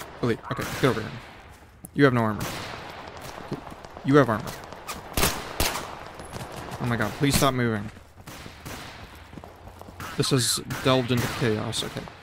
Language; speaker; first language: English; native; English